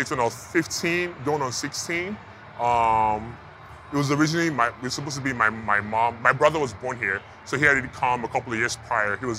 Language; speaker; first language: English; non-native, local second language; Yoruba